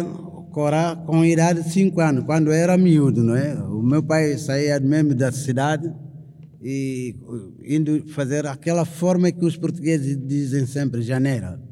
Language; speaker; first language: Portuguese; non-native, local second language; Mandingo